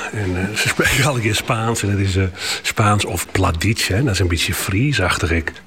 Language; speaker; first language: Dutch; non-native, local second language; Western Frisian